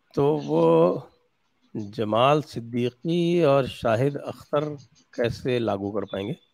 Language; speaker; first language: Hindi; native; Hindi